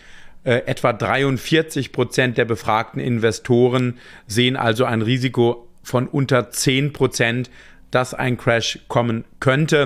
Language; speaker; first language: German; native; German